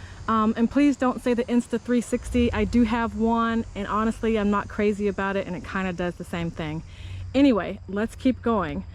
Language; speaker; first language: English; native; English